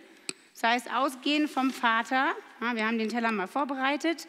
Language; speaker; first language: German; native; German